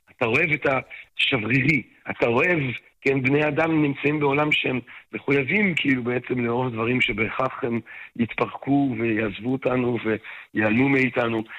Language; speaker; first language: Hebrew; non-native, fluent; French